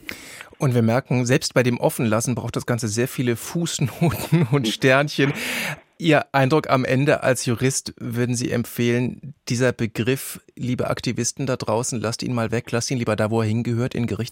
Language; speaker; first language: German; native; German